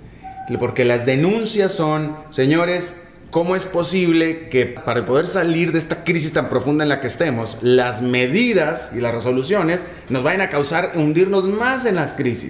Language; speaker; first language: Spanish; native; Spanish